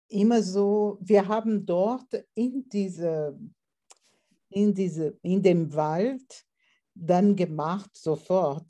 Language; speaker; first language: German; non-native, fluent; Portuguese